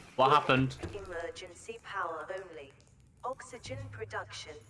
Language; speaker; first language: English; native; English